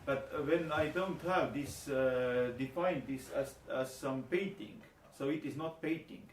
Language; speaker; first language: English; non-native, learner; Estonian